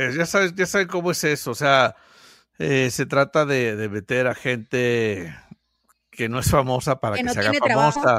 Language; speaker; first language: Spanish; native; Spanish